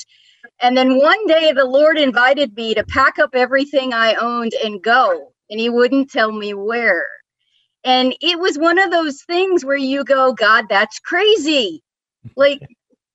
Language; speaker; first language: English; native; English